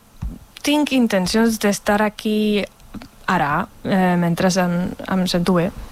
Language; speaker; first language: Catalan; non-native, fluent; German